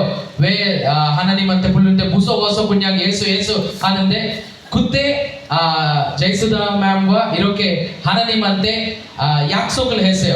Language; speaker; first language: Korean; non-native, learner; Telugu